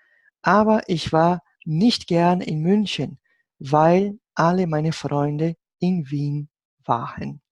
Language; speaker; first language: German; non-native, fluent; Portuguese